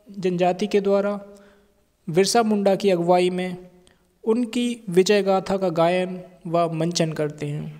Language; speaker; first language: Hindi; native; Hindi